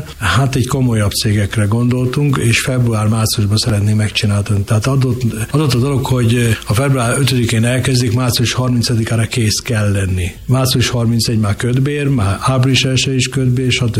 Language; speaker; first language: Hungarian; native; Hungarian